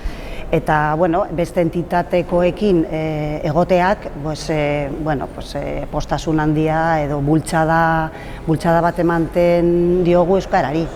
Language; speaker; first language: Basque; non-native, local second language; Spanish